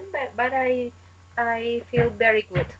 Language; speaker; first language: English; non-native, learner; Spanish